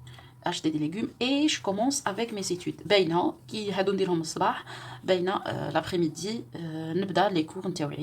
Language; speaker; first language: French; non-native, local second language; Arabic